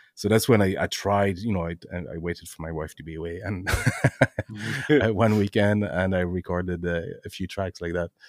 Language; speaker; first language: English; non-native, fluent; French